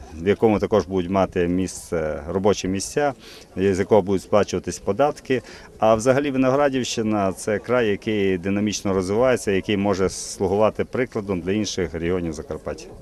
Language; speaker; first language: Ukrainian; native; Ukrainian